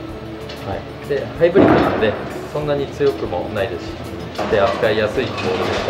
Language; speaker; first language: Japanese; native; Japanese